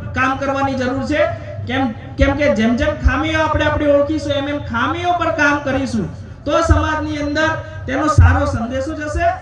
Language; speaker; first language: Gujarati; non-native, local second language; Rathawi